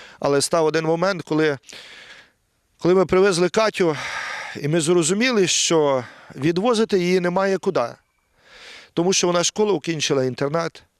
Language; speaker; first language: Ukrainian; native; Ukrainian